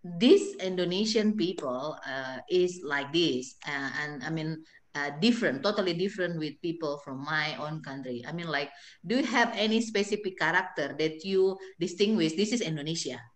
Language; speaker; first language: English; non-native, fluent; Indonesian